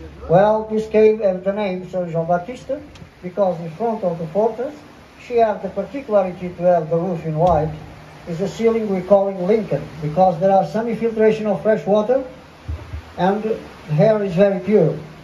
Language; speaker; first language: English; non-native, learner; Portuguese